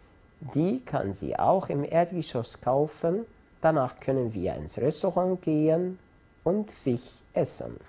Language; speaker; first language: German; non-native, fluent; Arabic